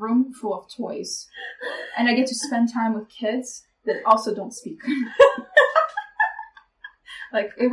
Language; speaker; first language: English; non-native, fluent; Russian